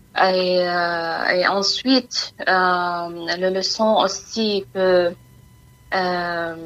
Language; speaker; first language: French; non-native, fluent; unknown